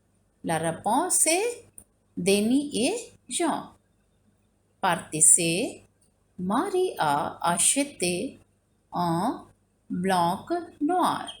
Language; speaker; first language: French; non-native, fluent; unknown